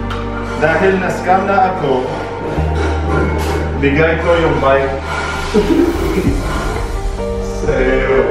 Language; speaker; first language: Filipino; non-native, learner; Arabic